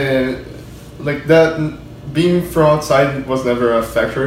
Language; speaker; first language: English; non-native, fluent; Portuguese